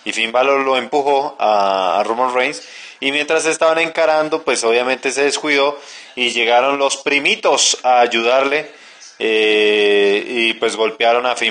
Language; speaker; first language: Spanish; native; Spanish